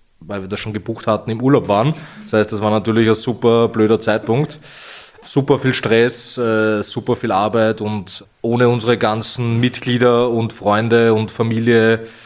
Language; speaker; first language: German; native; German